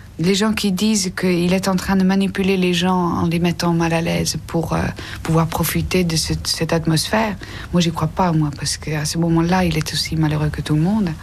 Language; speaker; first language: French; non-native, fluent; Dutch